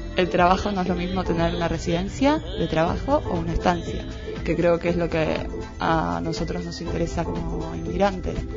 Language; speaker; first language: Spanish; native; Spanish